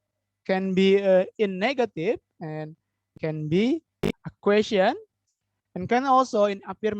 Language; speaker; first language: English; non-native, fluent; Indonesian